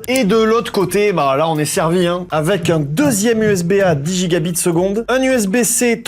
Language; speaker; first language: French; native; French